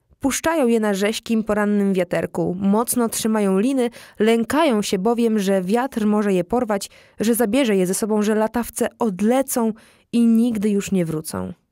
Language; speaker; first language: Polish; native; Polish